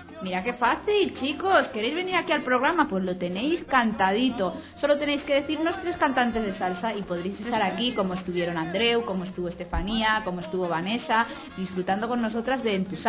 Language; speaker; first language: Spanish; native; Spanish